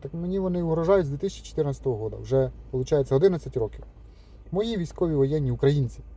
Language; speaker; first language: Ukrainian; non-native, local second language; Russian